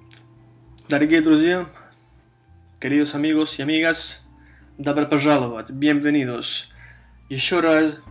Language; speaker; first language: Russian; non-native, fluent; Spanish